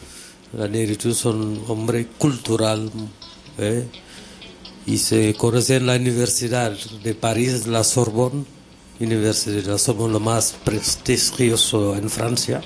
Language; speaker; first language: Spanish; non-native, fluent; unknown